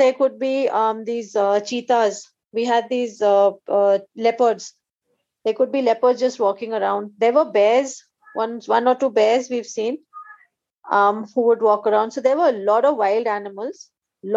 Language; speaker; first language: English; non-native, local second language; Hindi